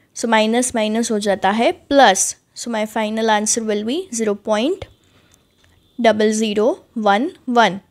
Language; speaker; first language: Hindi; native; Hindi